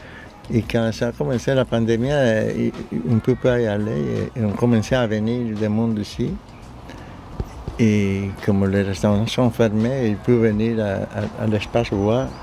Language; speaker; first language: French; non-native, learner; Spanish